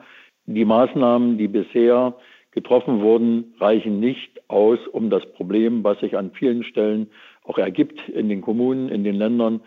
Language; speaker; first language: German; native; German